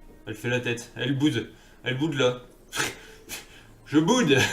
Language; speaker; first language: French; native; French